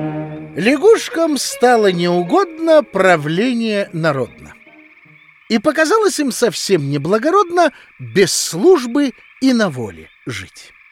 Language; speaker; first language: Russian; native; Russian